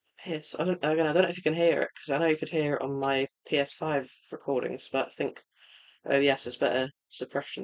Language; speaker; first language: English; native; English